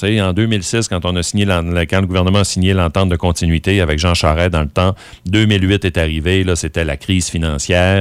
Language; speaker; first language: French; native; French